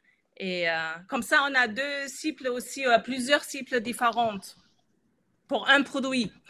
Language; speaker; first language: French; non-native, fluent; German